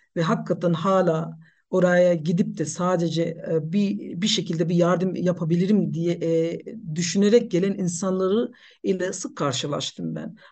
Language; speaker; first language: Turkish; non-native, fluent; Nepali